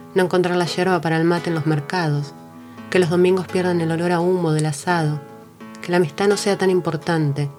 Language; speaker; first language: Spanish; native; Spanish